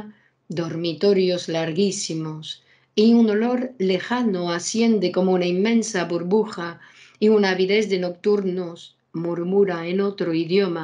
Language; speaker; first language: Spanish; native; Spanish